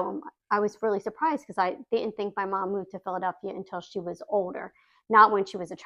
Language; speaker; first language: English; native; English